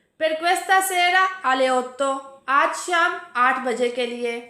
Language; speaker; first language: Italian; non-native, fluent; Urdu